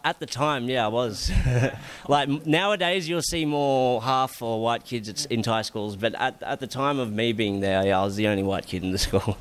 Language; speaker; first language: English; early bilingual, other home language; Thai